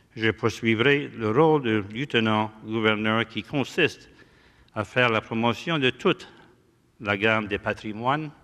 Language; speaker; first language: French; early bilingual, heritage; French